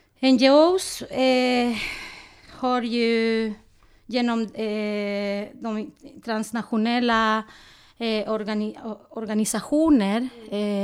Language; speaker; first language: Swedish; non-native, fluent; Spanish